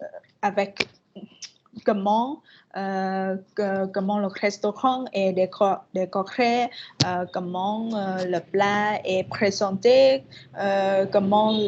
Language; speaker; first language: French; non-native, fluent; Vietnamese